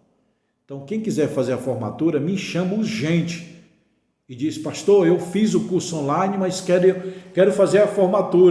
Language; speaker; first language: Portuguese; native; Portuguese